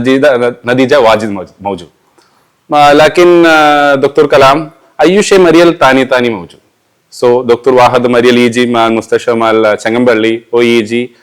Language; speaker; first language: Arabic; non-native, learner; Malayalam